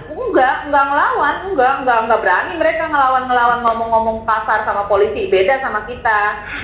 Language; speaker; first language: Indonesian; native; Indonesian